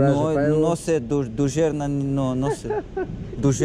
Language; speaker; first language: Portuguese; non-native, learner; Russian